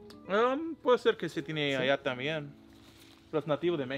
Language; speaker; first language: Spanish; non-native, learner; English